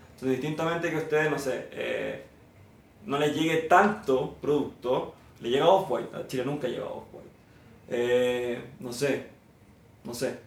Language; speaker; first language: Spanish; native; Spanish